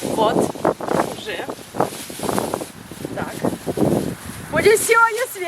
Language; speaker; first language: Russian; early bilingual, heritage; Russian